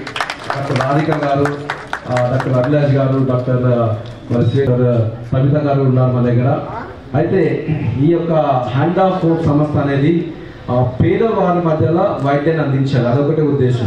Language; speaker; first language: Telugu; native; Telugu